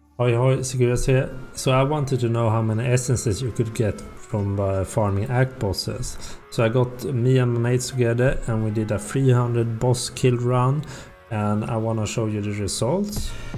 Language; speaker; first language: English; non-native, fluent; Swedish